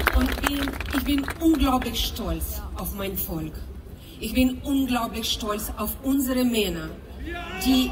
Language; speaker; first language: German; non-native, fluent; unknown